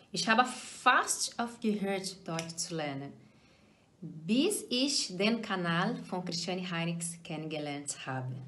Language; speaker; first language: German; non-native, fluent; Portuguese